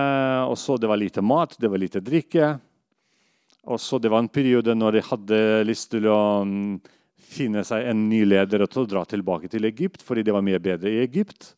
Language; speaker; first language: Norwegian; non-native, fluent; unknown